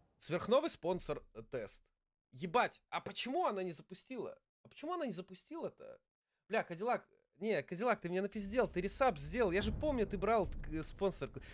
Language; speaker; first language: Russian; native; Russian